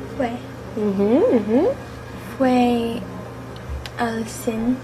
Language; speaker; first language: Spanish; non-native, learner; English